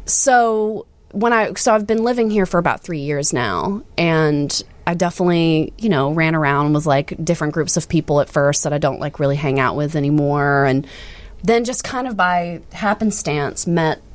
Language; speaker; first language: English; native; English